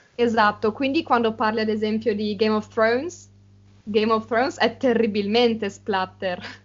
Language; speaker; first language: Italian; native; Italian